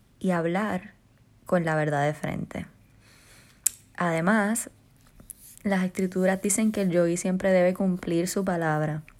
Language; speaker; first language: Spanish; native; Spanish